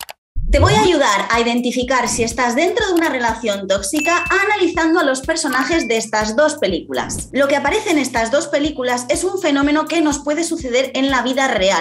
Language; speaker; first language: Spanish; native; Spanish